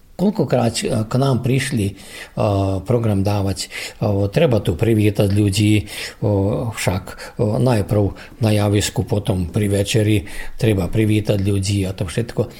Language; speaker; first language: Slovak; early bilingual, heritage; Slovak